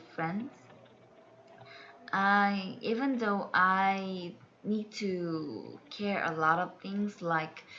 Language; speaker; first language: English; non-native, learner; Korean